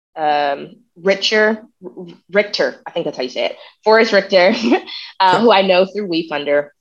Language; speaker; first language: English; native; English